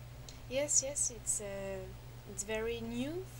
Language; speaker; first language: English; non-native, learner; French